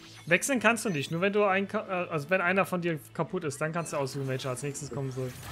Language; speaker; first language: German; native; German